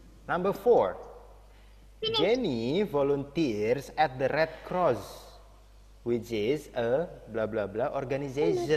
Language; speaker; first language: English; non-native, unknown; Indonesian